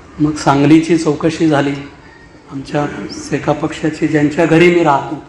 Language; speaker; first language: Marathi; non-native, local second language; Kannada